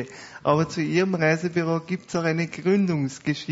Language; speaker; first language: German; native; German